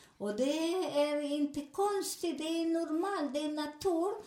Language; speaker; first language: Swedish; non-native, learner; Spanish